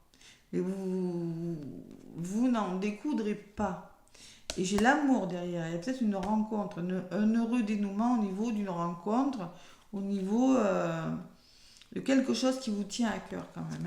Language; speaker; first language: French; native; French